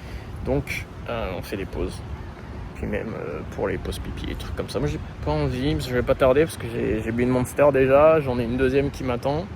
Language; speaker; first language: French; native; French